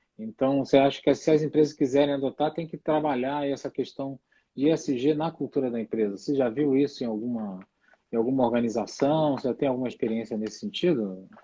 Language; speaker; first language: Portuguese; native; Portuguese